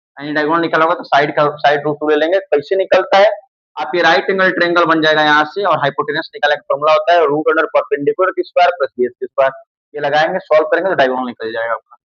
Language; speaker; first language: Hindi; native; Hindi